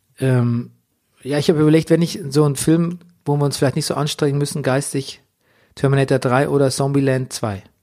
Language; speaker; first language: German; native; German